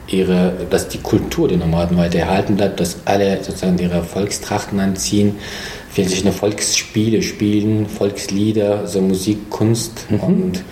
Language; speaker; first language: German; non-native, fluent; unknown